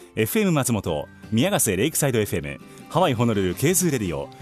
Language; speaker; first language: Japanese; native; Japanese